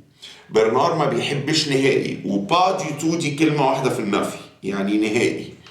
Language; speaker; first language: Arabic; native; Arabic